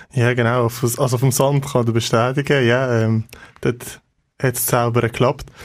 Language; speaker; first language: German; native; German